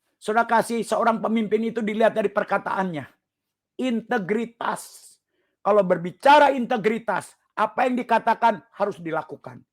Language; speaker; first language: Indonesian; native; Indonesian